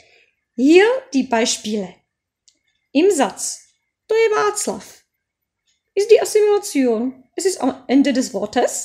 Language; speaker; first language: German; non-native, fluent; Czech